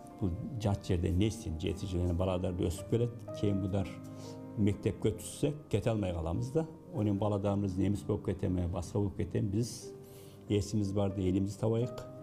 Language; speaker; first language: Kazakh; early bilingual, heritage; Kazakh